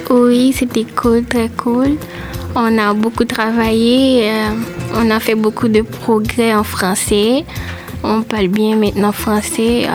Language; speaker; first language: French; non-native, learner; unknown